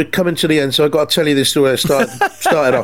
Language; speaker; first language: English; native; English